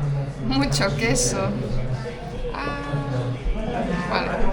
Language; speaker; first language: Spanish; non-native, fluent; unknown